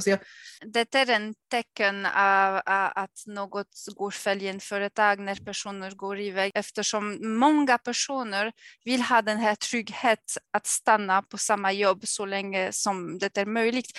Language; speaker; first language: Swedish; non-native, fluent; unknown